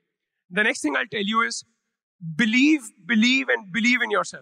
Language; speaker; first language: English; non-native, local second language; Punjabi